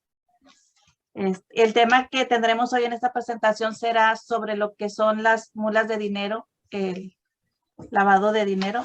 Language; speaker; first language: Spanish; native; Spanish